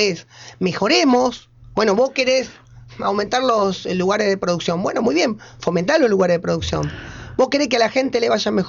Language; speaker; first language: Spanish; native; Spanish